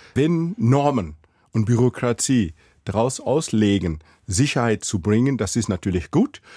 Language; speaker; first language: German; non-native, fluent; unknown